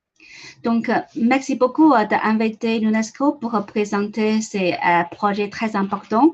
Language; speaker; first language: French; non-native, learner; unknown